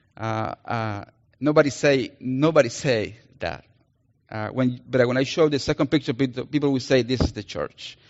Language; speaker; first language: English; non-native, fluent; Spanish